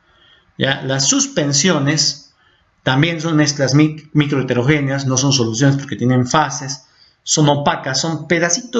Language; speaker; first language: Spanish; native; Spanish